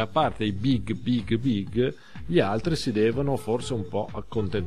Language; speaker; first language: Italian; native; Italian